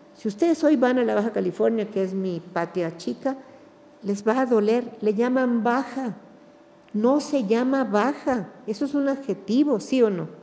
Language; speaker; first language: Spanish; native; Spanish